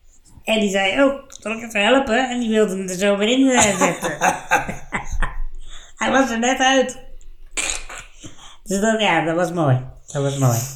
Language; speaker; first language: Dutch; native; Dutch